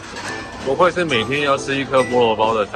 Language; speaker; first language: Chinese; native; Chinese